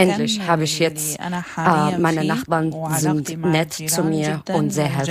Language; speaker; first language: German; non-native, learner; Arabic